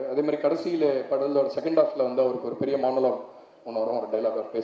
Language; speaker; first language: Tamil; native; Tamil